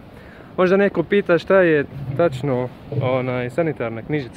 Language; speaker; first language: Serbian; non-native, learner; Arabic